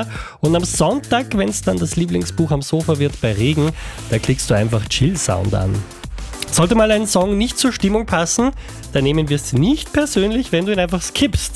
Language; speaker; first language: German; native; German